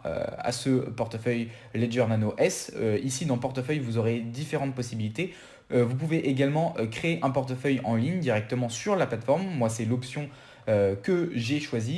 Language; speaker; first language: French; native; French